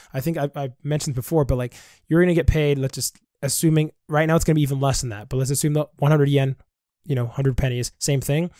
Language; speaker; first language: English; native; English